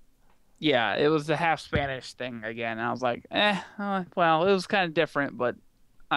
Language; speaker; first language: English; native; English